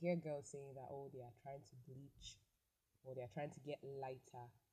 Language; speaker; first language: English; non-native, local second language; Igbo